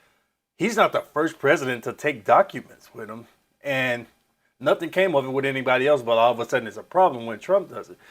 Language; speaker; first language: English; native; English